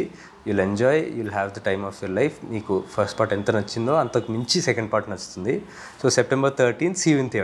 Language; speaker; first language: Telugu; native; Telugu